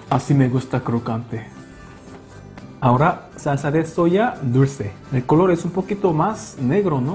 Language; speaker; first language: Spanish; non-native, local second language; Korean